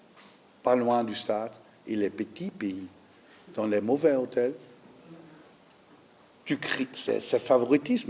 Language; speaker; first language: French; non-native, fluent; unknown